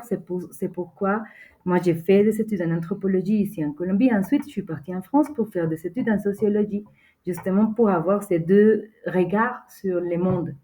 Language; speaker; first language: French; non-native, fluent; Spanish